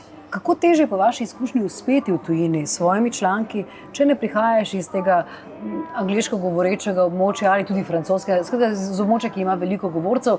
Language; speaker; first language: Slovenian; native; Slovenian